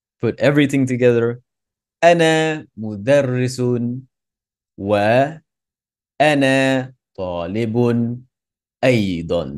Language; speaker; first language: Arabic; non-native, fluent; English